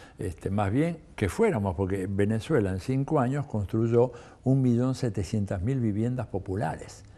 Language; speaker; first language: Spanish; early bilingual, other home language; Italian